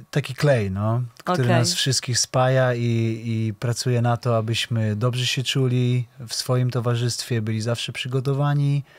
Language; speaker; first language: Polish; native; Polish